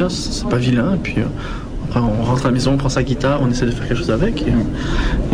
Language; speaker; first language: French; native; French